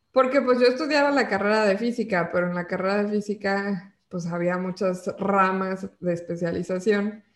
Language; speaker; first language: Spanish; native; Spanish